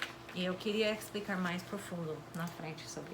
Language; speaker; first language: Portuguese; non-native, fluent; English